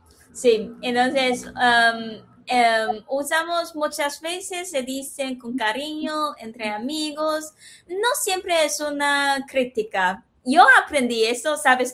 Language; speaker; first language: Spanish; non-native, fluent; Chinese